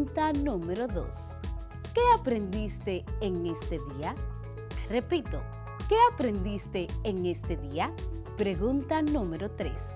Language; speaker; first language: Spanish; native; Spanish